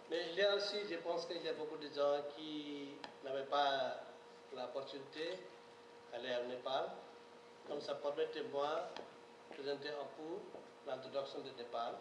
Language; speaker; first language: French; non-native, learner; Nepali